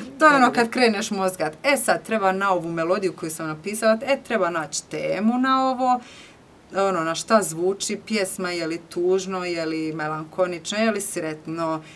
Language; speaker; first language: Croatian; native; Croatian